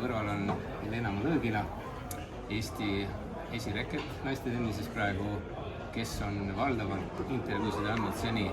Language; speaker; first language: Estonian; native; Estonian